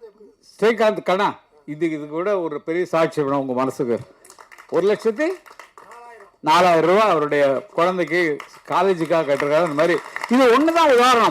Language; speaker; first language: Tamil; native; Tamil